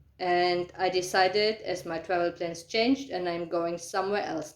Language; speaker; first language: English; non-native, fluent; German